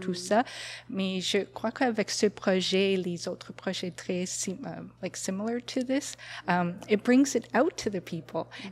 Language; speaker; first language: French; non-native, local second language; English